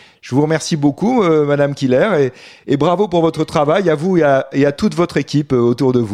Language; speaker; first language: French; native; French